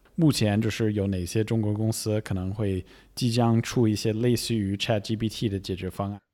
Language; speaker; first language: Chinese; non-native, fluent; English